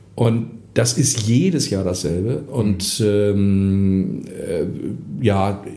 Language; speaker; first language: German; native; German